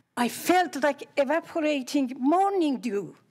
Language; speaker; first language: English; non-native, fluent; Persian